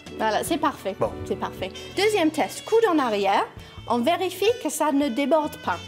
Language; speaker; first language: French; non-native, fluent; English